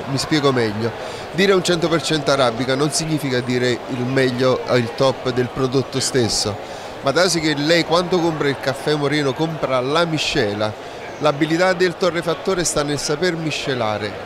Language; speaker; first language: Italian; native; Italian